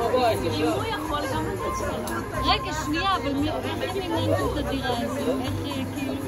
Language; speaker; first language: Hebrew; native; Hebrew